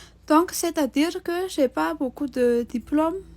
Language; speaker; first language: French; non-native, local second language; Malagasy